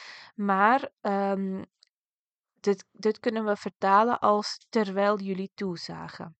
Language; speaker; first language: Dutch; early bilingual, other home language; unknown